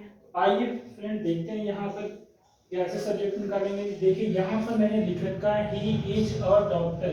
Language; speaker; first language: Hindi; native; Hindi